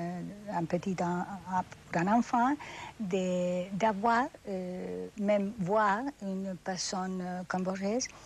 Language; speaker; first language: French; non-native, fluent; Spanish